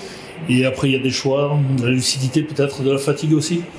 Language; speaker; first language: French; native; French